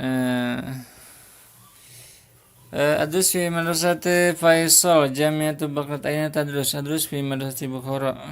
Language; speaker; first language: Arabic; non-native, fluent; Indonesian